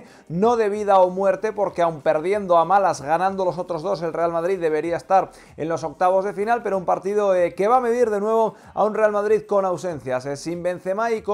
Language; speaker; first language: Spanish; native; Spanish